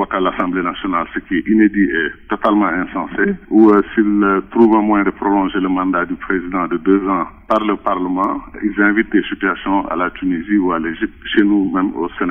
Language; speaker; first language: French; non-native, local second language; Wolof